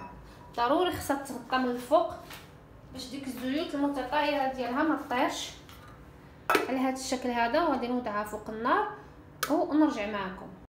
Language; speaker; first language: Arabic; native; Arabic